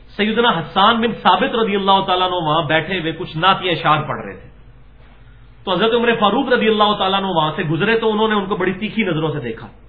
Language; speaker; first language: Urdu; non-native, local second language; Punjabi